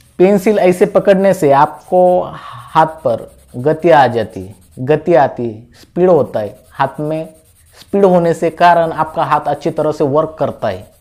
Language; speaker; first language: Hindi; non-native, local second language; Marathi